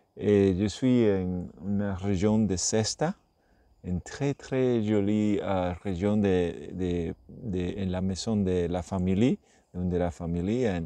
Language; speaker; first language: French; non-native, learner; Spanish